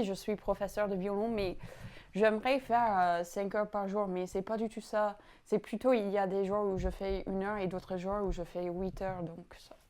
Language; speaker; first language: French; non-native, fluent; English